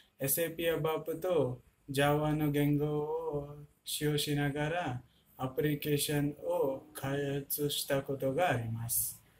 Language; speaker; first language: Japanese; non-native, learner; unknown